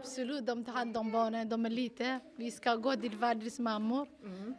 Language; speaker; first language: Swedish; non-native, learner; Somali